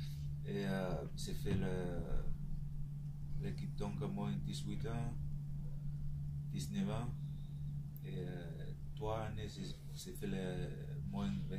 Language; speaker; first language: French; non-native, learner; Tongan